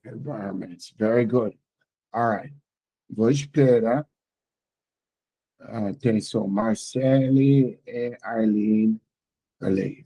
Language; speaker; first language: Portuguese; non-native, learner; English